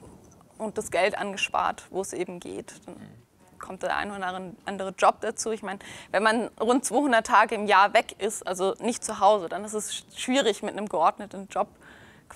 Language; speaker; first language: German; native; German